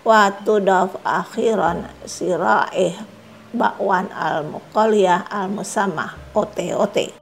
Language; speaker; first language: Arabic; non-native, fluent; Indonesian